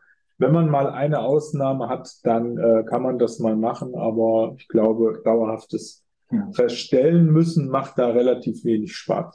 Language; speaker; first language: German; native; German